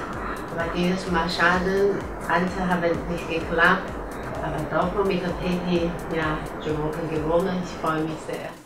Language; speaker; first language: German; non-native, learner; Chinese